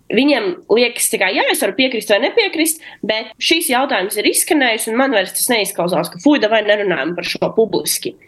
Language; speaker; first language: Latvian; non-native, local second language; Russian